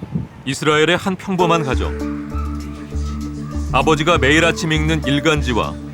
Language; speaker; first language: Korean; native; Korean